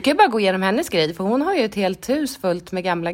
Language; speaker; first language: Swedish; native; Swedish